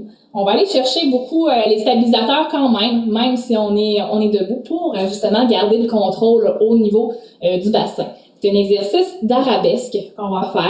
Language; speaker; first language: French; native; French